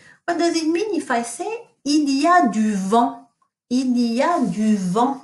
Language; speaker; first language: French; non-native, fluent; English